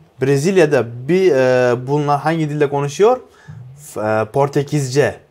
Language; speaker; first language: Turkish; non-native, fluent; Uzbek